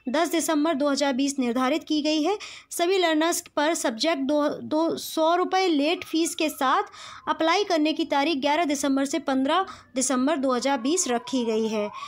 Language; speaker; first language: Hindi; native; Hindi